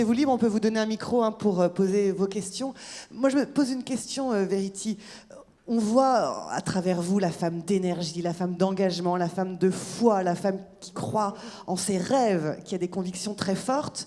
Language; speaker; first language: French; native; French